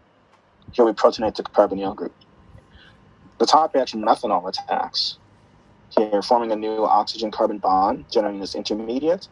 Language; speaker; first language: English; native; English